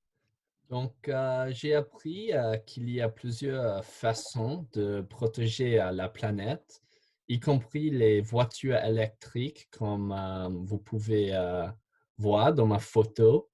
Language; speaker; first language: French; non-native, fluent; English